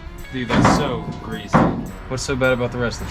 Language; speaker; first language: English; native; English